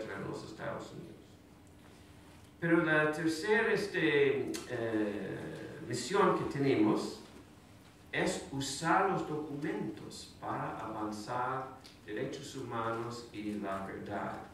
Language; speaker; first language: Spanish; non-native, fluent; English